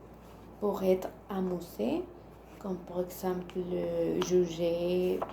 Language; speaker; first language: French; non-native, learner; Spanish